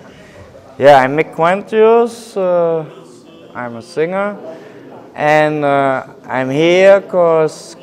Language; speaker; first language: English; non-native, fluent; German